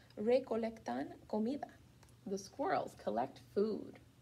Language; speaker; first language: English; native; English